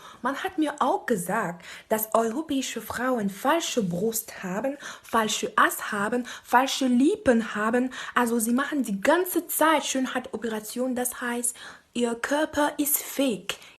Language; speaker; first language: German; non-native, fluent; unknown